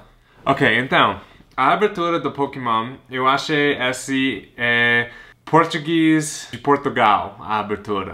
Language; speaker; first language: Portuguese; non-native, fluent; English